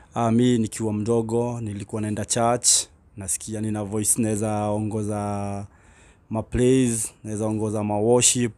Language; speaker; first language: Swahili; non-native, local second language; Kikuyu